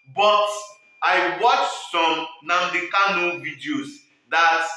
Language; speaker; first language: English; non-native, local second language; Yoruba